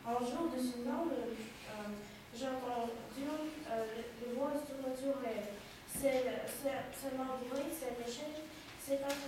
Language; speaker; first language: French; non-native, learner; Russian